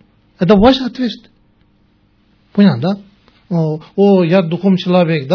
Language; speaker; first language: Russian; non-native, learner; Tibetan